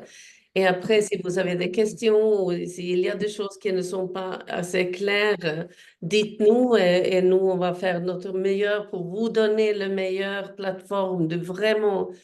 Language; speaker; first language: French; non-native, fluent; Swedish